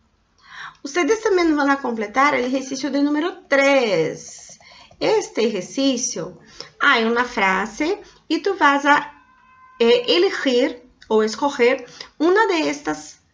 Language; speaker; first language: Spanish; non-native, fluent; Portuguese